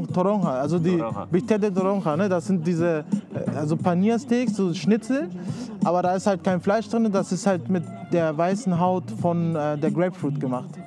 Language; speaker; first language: German; early bilingual, other home language; Spanish